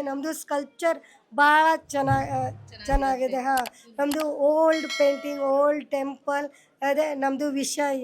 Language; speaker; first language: Kannada; non-native, learner; Hindi